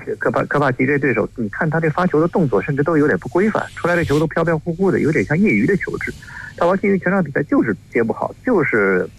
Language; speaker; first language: Chinese; native; Chinese